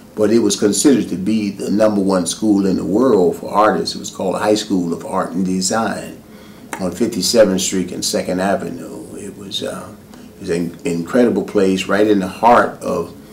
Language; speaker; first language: English; native; English